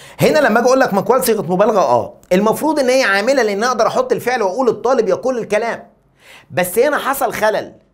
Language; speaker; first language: Arabic; native; Arabic